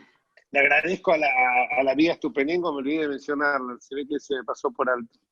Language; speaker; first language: Spanish; native; Spanish